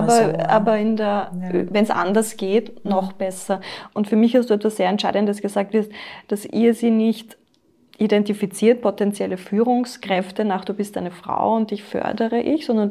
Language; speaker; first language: German; native; German